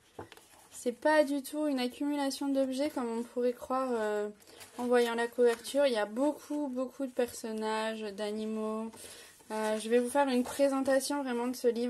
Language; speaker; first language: French; native; French